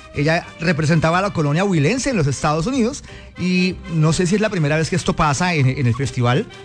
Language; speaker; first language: Spanish; native; Spanish